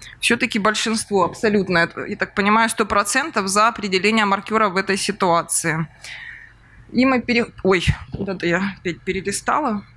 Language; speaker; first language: Russian; native; Russian